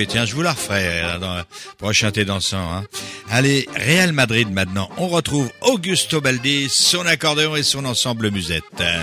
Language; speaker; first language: French; native; French